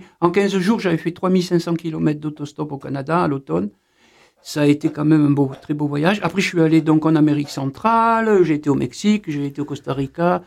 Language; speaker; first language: French; native; French